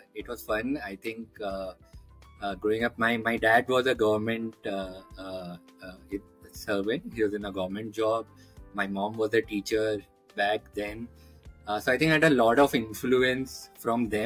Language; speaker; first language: English; non-native, local second language; Hindi